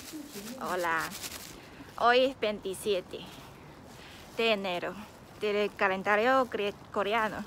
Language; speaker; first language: Spanish; non-native, fluent; Chinese